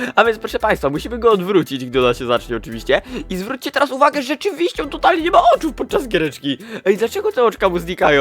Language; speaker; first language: Polish; native; Polish